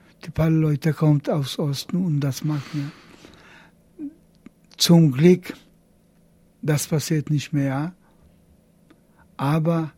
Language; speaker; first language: German; non-native, learner; Polish